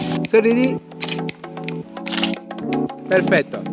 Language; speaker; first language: Italian; native; Italian